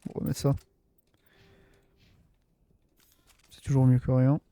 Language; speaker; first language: French; native; French